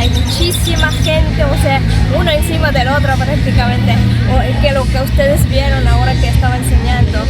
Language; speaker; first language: Spanish; non-native, fluent; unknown